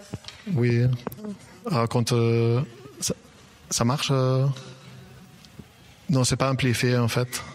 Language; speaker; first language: French; non-native, fluent; Spanish